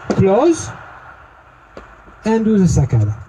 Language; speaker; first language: English; non-native, learner; French